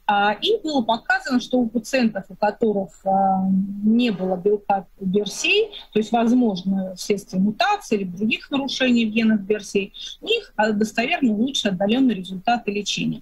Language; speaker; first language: Russian; native; Russian